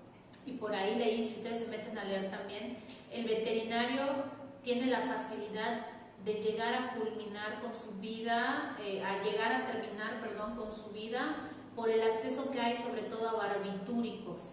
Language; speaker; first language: Spanish; native; Spanish